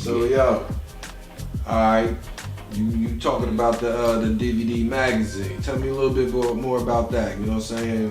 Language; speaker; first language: English; native; English